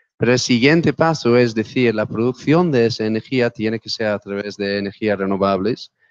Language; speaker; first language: Spanish; non-native, fluent; English